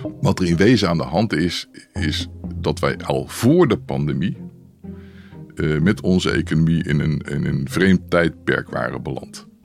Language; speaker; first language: Dutch; native; Dutch